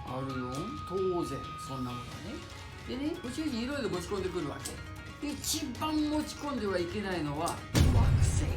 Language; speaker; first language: Japanese; native; Japanese